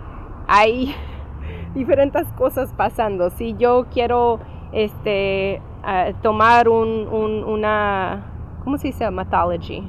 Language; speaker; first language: Spanish; early bilingual, heritage; English